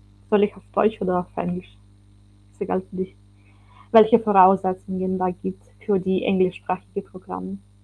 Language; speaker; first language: German; non-native, fluent; Ukrainian